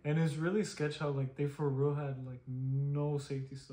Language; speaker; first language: English; early bilingual, other home language; Spanish